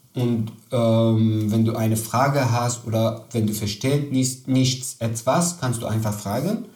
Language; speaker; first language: German; non-native, learner; Persian